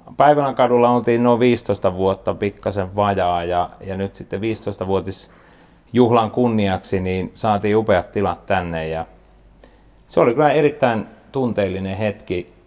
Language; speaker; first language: Finnish; native; Finnish